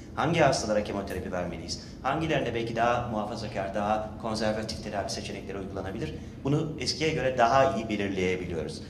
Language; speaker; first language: Turkish; native; Turkish